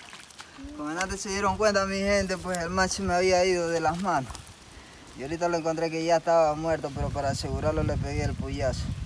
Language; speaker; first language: Spanish; native; Spanish